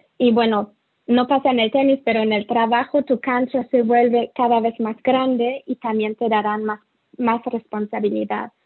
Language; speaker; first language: Spanish; non-native, fluent; German